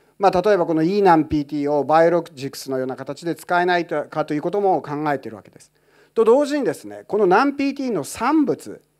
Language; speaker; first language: Japanese; native; Japanese